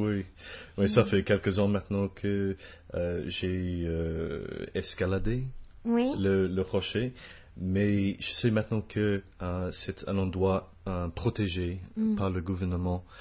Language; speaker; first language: French; non-native, fluent; English